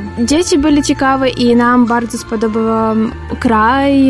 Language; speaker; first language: Polish; non-native, learner; Russian